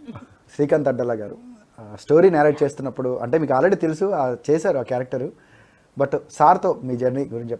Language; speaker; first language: Telugu; native; Telugu